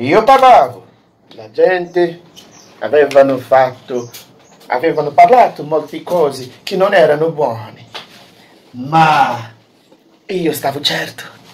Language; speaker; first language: Italian; non-native, learner; Portuguese